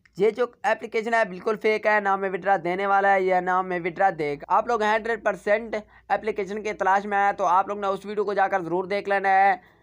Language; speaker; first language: Urdu; non-native, local second language; Saraiki